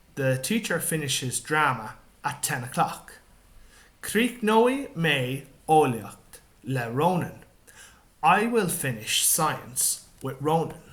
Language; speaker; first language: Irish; non-native, local second language; English